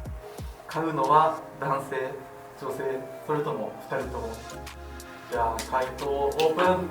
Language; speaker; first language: Japanese; non-native, fluent; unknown